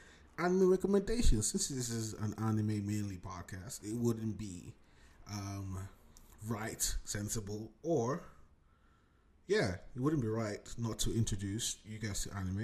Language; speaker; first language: English; non-native, local second language; Yoruba